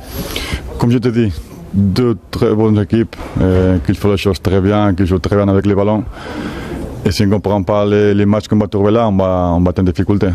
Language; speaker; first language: French; non-native, fluent; Spanish